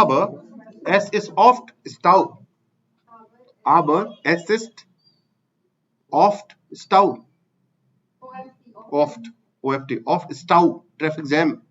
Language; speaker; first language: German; non-native, fluent; Hindi